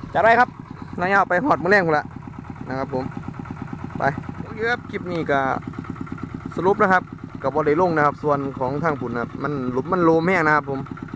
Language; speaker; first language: Thai; native; Thai